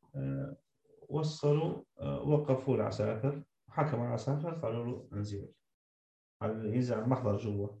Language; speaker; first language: Arabic; native; Arabic